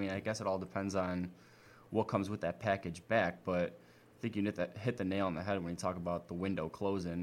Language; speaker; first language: English; native; English